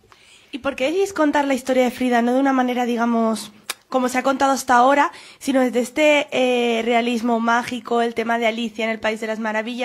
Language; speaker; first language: Spanish; native; Spanish